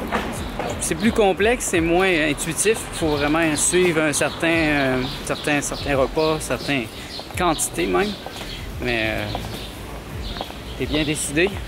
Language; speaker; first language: French; native; French